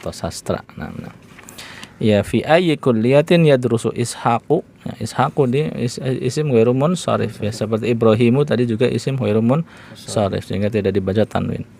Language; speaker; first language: Indonesian; native; Indonesian